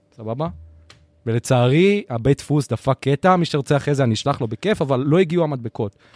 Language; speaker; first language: Hebrew; native; Hebrew